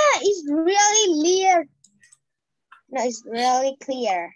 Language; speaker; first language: English; non-native, learner; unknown